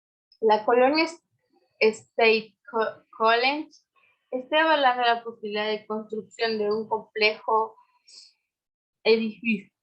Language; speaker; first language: Spanish; native; Spanish